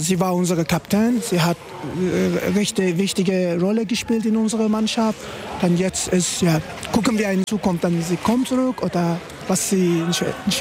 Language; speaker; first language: German; non-native, learner; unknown